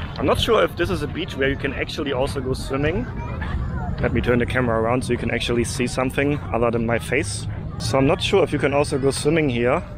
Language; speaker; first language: English; non-native, fluent; German